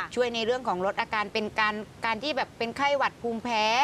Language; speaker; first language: Thai; native; Thai